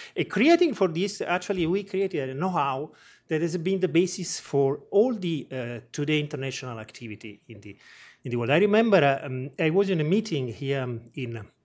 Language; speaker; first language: English; non-native, fluent; Italian